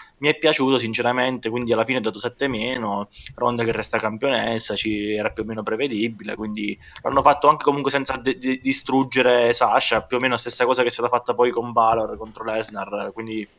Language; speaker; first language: Italian; native; Italian